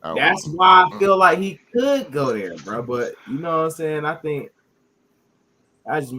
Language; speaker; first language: English; native; English